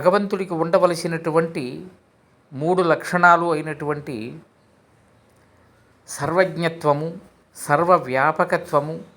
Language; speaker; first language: Telugu; native; Telugu